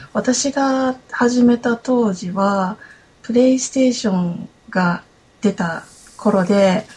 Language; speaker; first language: Japanese; native; Japanese